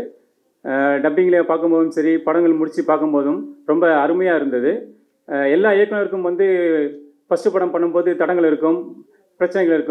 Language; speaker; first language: Tamil; native; Tamil